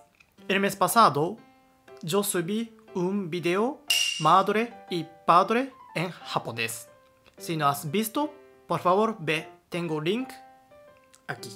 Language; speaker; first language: Spanish; non-native, learner; Japanese